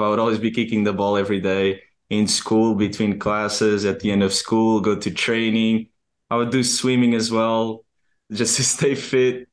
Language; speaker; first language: English; non-native, fluent; Portuguese